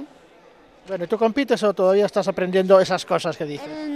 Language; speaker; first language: Spanish; native; Spanish